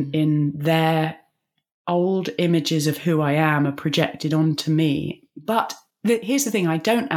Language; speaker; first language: English; native; English